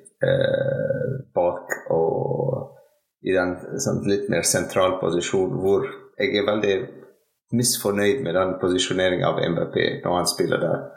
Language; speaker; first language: Norwegian; non-native, fluent; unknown